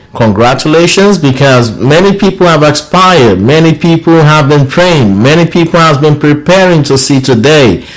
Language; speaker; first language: English; non-native, local second language; Yoruba